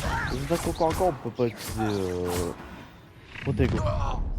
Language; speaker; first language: French; native; French